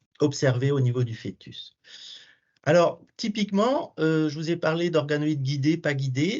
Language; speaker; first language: French; native; French